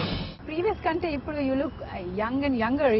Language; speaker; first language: Telugu; native; Telugu